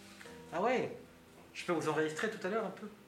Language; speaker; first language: French; native; French